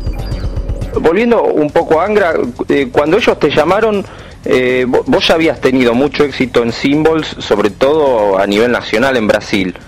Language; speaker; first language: Spanish; native; Spanish